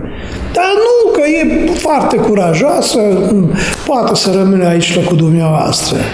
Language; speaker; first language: Romanian; non-native, fluent; Hungarian